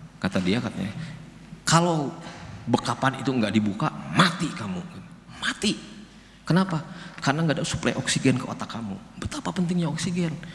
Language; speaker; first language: Indonesian; non-native, local second language; Sundanese